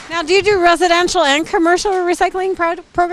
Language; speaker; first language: English; native; English